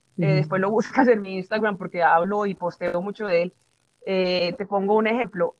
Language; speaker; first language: Spanish; native; Spanish